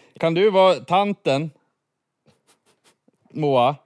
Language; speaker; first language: Swedish; native; Swedish